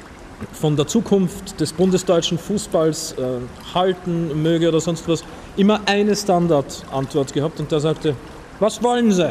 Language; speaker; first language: German; native; German